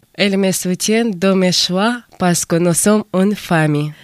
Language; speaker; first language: French; non-native, learner; Russian